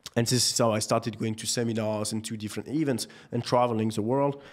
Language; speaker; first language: English; non-native, fluent; French